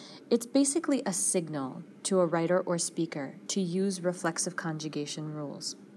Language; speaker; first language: English; native; English